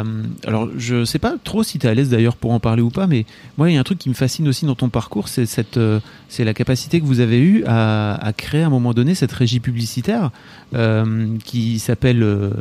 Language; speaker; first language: French; native; French